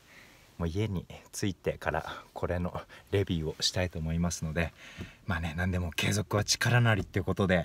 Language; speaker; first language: Japanese; native; Japanese